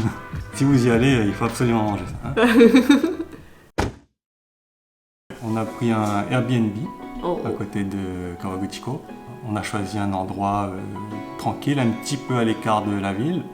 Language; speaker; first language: French; native; French